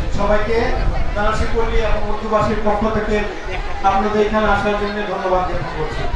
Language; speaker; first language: Bangla; non-native, local second language; Urdu